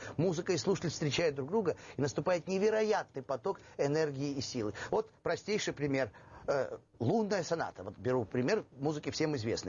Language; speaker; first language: Russian; native; Russian